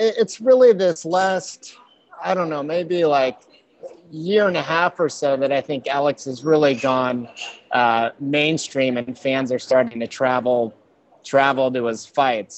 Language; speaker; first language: English; native; English